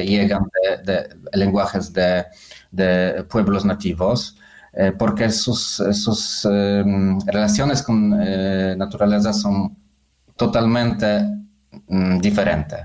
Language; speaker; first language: Spanish; non-native, learner; Polish